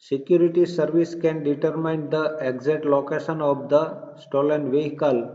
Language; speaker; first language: English; non-native, local second language; Gujarati